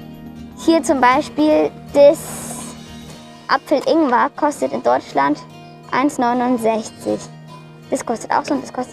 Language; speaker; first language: German; early bilingual, other home language; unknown